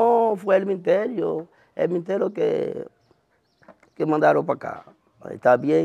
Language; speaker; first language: Spanish; non-native, learner; Haitian Creole